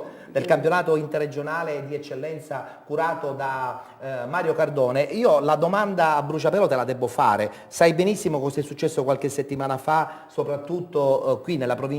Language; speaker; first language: Italian; native; Italian